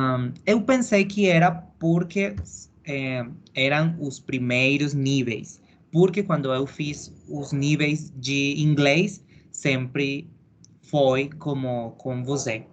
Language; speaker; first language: Portuguese; non-native, learner; Spanish